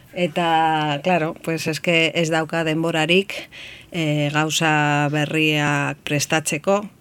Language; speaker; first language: Basque; non-native, local second language; Spanish